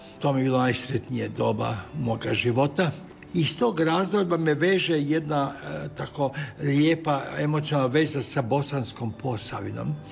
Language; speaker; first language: Croatian; native; Croatian